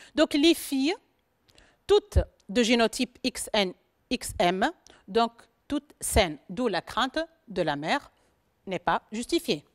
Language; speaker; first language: French; non-native, local second language; Arabic